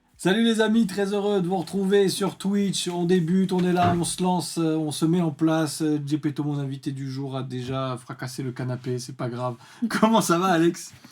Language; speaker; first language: French; native; French